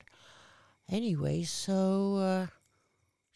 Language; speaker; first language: English; non-native, fluent; German